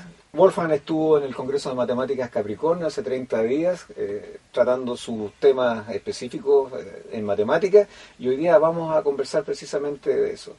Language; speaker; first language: Spanish; native; Spanish